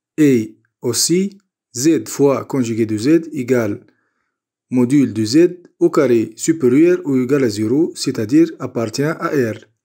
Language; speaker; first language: French; non-native, local second language; Arabic